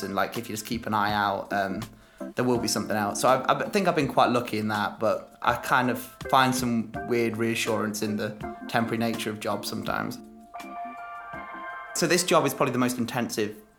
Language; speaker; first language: English; native; English